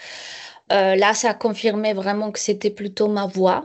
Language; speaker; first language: French; non-native, fluent; Spanish